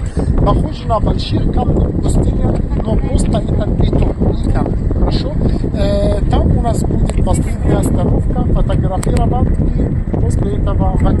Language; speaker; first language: Russian; non-native, local second language; Arabic